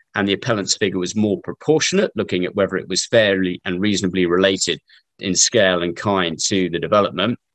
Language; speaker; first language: English; native; English